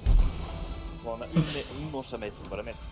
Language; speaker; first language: French; native; French